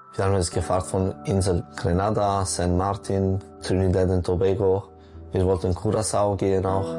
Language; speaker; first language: German; non-native, local second language; French